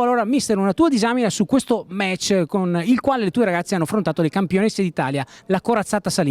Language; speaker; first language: Italian; native; Italian